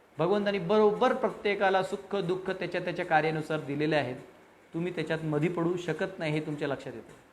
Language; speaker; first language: Marathi; native; Marathi